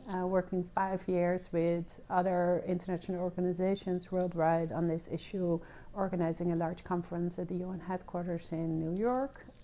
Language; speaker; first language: English; non-native, fluent; Dutch